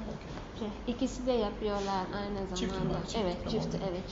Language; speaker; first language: Turkish; non-native, learner; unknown